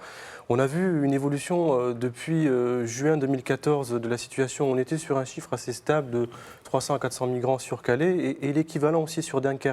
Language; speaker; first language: French; native; French